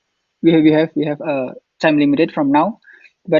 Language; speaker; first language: English; non-native, learner; Javanese